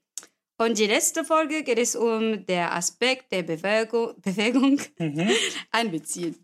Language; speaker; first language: German; non-native, learner; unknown